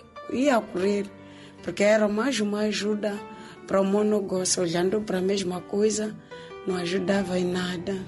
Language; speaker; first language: Portuguese; non-native, local second language; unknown